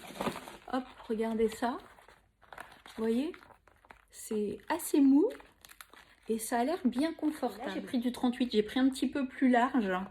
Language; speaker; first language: French; native; French